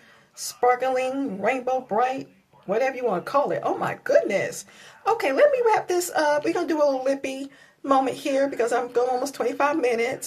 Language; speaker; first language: English; native; English